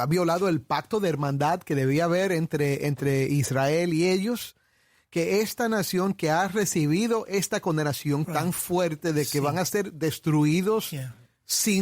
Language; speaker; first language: Spanish; native; Spanish